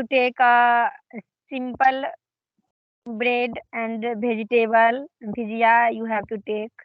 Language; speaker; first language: English; non-native, learner; Hindi